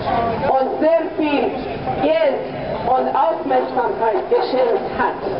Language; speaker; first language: German; non-native, fluent; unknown